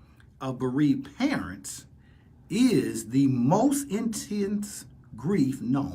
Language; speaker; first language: English; native; English